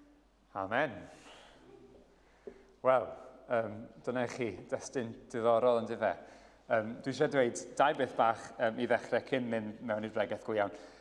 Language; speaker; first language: Welsh; native; Welsh